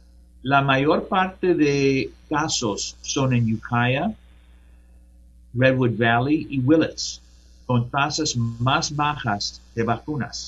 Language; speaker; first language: Spanish; non-native, learner; English